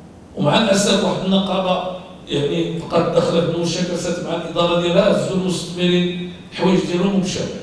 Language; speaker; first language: Arabic; native; Arabic